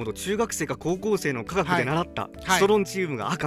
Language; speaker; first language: Japanese; native; Japanese